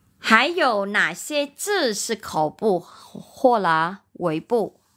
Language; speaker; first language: Chinese; non-native, learner; Vietnamese